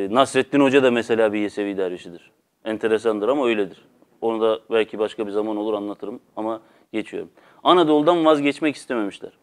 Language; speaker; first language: Turkish; native; Turkish